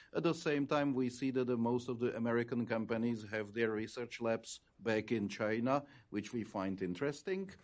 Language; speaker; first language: English; non-native, fluent; Czech